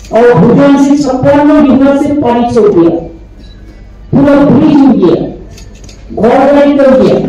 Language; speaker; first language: Hindi; non-native, local second language; Bangla